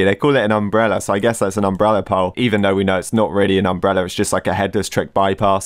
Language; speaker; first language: English; native; English